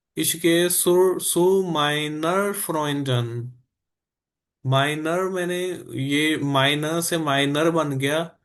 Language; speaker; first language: Urdu; native; Urdu